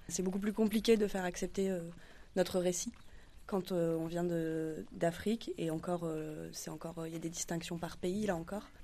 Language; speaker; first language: French; native; French